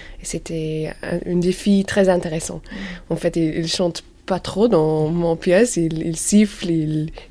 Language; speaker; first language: French; non-native, learner; English